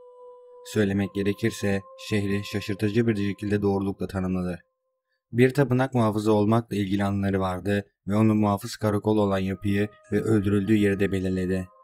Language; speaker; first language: Turkish; native; Turkish